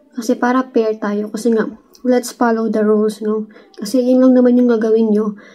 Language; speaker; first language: Filipino; non-native, local second language; Waray